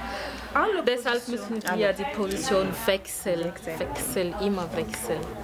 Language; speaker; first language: German; non-native, learner; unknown